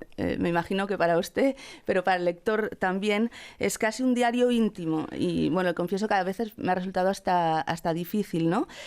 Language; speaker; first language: Spanish; native; Spanish